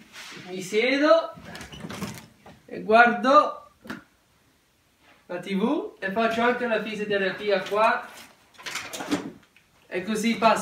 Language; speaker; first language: Italian; early bilingual, heritage; Italian